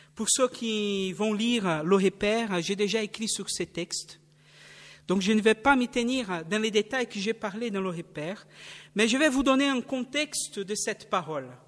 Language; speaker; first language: French; non-native, fluent; Portuguese